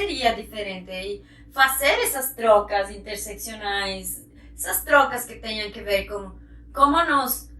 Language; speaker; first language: Portuguese; non-native, fluent; Spanish